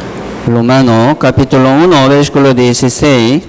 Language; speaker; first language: Spanish; non-native, learner; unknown